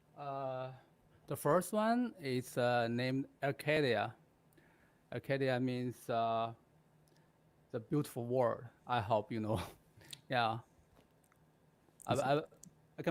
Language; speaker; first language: English; non-native, learner; Chinese